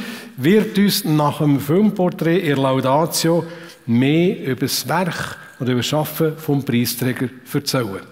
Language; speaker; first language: German; native; German